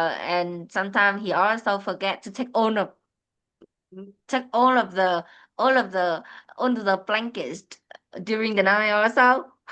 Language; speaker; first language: English; non-native, fluent; Vietnamese